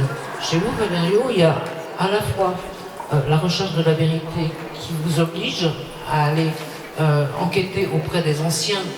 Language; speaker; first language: French; native; French